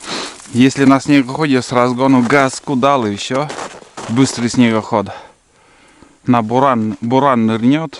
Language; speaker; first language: Russian; native; Russian